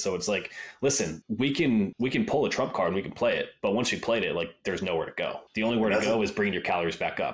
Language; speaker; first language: English; native; English